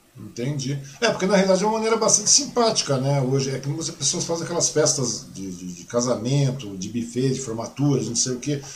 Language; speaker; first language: Portuguese; early bilingual, other home language; Chinese